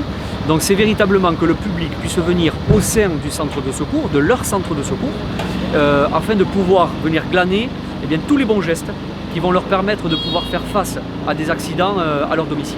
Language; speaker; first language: French; native; French